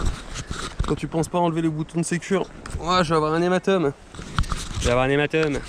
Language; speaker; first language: French; native; French